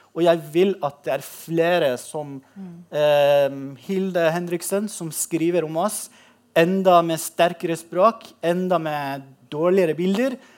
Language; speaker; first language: Norwegian; non-native, fluent; Persian